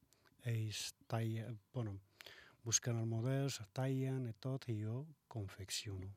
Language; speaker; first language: Catalan; non-native, learner; Arabic